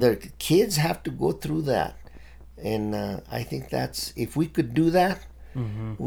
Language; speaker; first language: English; early bilingual, other home language; Spanish